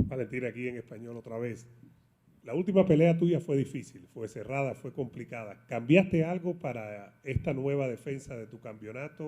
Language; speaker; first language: Spanish; native; Spanish